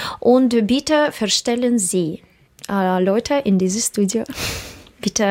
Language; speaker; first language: German; non-native, learner; Russian